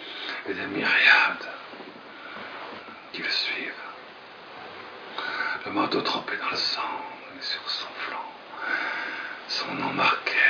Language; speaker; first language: French; native; French